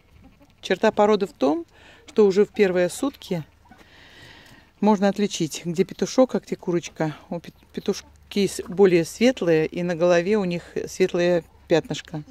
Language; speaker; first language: Russian; native; Russian